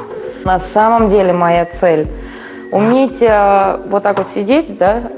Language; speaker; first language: Russian; native; Russian